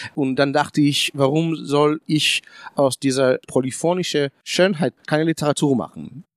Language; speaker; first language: German; early bilingual, other home language; Hebrew